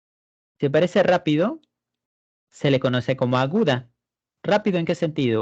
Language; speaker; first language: Spanish; native; Spanish